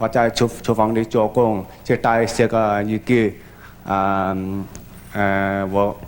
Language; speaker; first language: Chinese; early bilingual, heritage; Chinese